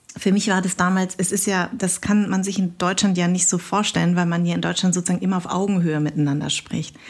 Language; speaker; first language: German; early bilingual, other home language; Vietnamese